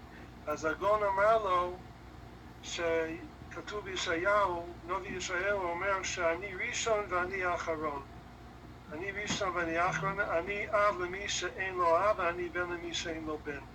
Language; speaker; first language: Hebrew; non-native, fluent; English